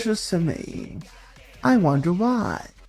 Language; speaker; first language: English; native; English